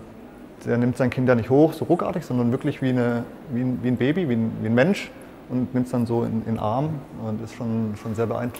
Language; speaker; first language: German; native; German